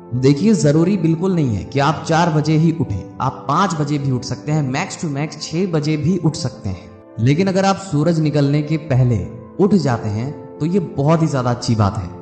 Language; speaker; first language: Hindi; native; Hindi